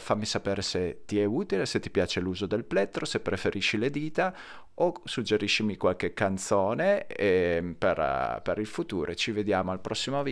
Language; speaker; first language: Italian; native; Italian